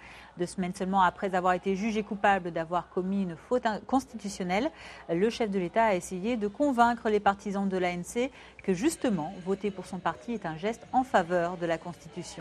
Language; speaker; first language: French; native; French